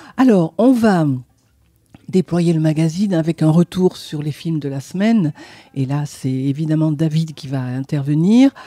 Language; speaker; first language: French; native; French